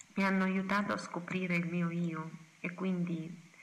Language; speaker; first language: Italian; non-native, fluent; Kazakh